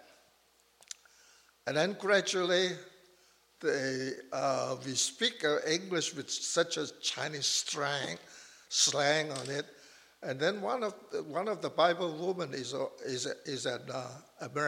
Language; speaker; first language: English; non-native, local second language; Chinese